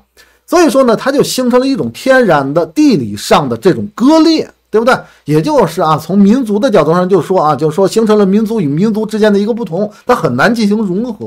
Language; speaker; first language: Chinese; native; Chinese